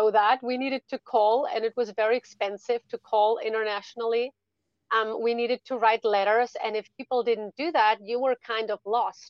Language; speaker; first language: English; non-native, fluent; German